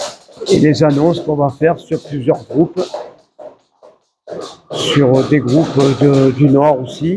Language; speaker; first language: French; native; French